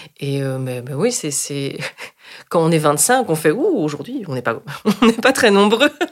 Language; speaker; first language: French; native; French